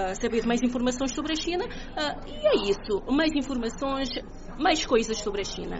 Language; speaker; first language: Portuguese; non-native, local second language; Kabuverdianu